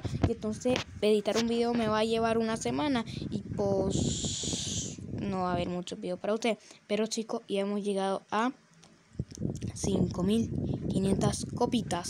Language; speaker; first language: Spanish; native; Spanish